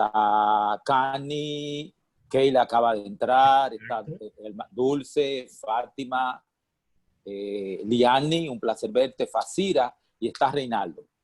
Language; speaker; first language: Spanish; native; Spanish